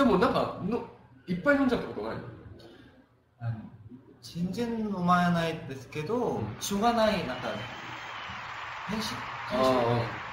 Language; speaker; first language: Japanese; non-native, fluent; Korean